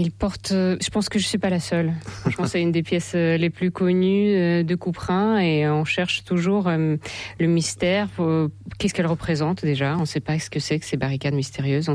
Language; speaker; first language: French; non-native, fluent; Russian